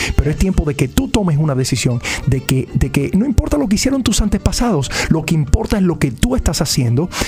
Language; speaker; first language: Spanish; early bilingual, heritage; Spanish